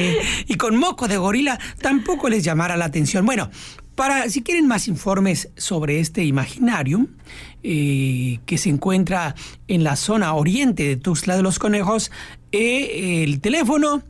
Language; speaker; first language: Spanish; native; Spanish